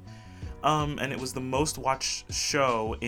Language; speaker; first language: English; early bilingual, other home language; Portuguese